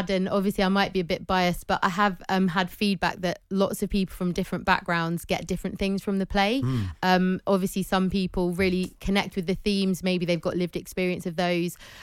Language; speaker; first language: English; native; English